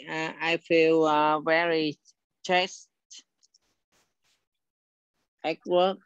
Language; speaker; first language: English; non-native, learner; Vietnamese